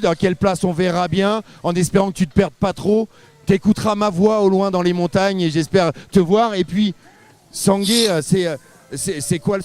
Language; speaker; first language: French; native; French